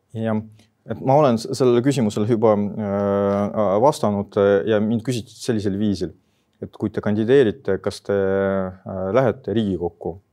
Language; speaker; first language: Estonian; non-native, local second language; Russian